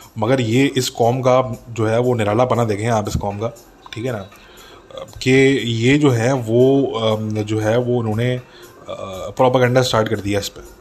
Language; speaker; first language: Urdu; native; Urdu